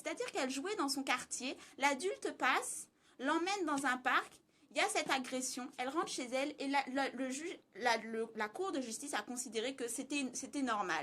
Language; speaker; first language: French; native; French